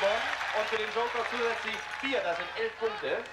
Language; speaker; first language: German; native; German